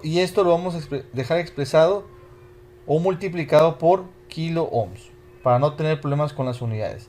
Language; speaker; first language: Spanish; native; Spanish